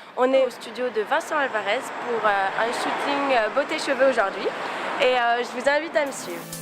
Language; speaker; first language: French; native; French